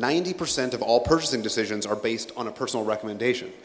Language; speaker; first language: English; native; English